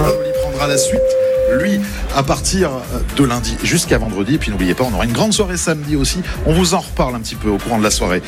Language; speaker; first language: French; native; French